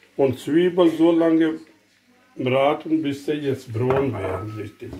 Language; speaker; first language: German; non-native, fluent; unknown